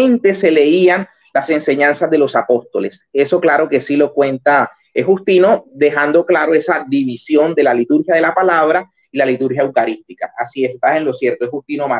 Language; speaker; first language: Spanish; native; Spanish